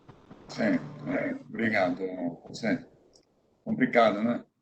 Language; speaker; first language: Portuguese; non-native, fluent; Spanish